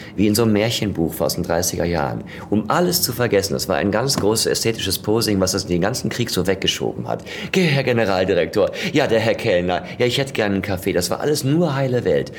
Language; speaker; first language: German; native; German